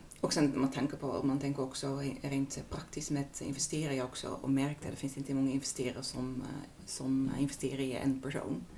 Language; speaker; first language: Swedish; non-native, fluent; Dutch